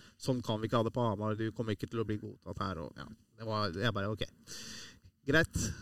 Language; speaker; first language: Norwegian; early bilingual, other home language; Persian